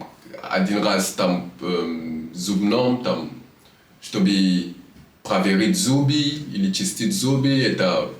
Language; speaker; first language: Russian; non-native, fluent; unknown